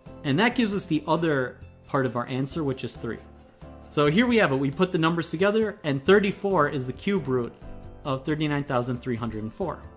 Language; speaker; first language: English; native; English